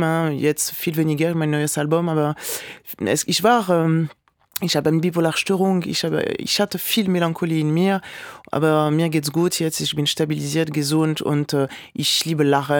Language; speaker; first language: German; non-native, fluent; French